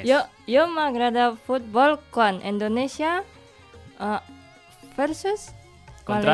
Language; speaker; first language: Catalan; non-native, learner; Indonesian